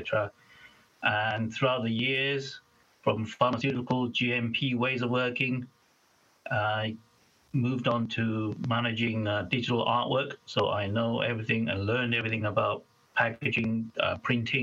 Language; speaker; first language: English; non-native, local second language; Chinese